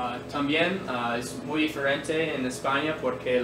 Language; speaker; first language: Spanish; non-native, learner; English